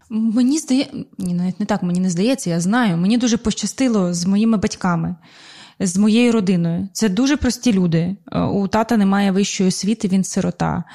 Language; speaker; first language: Ukrainian; non-native, local second language; Russian